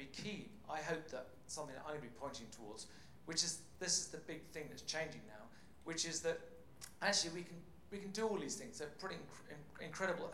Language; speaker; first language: English; native; English